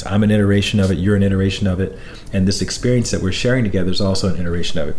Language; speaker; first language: English; native; English